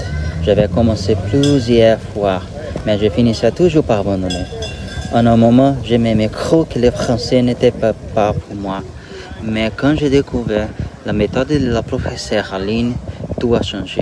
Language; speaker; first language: French; non-native, fluent; Portuguese